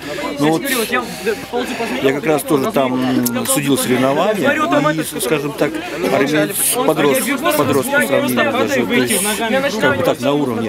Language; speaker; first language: Russian; native; Russian